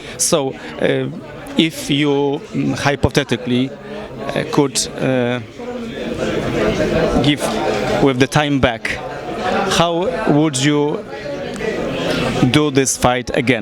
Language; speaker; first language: English; non-native, fluent; Polish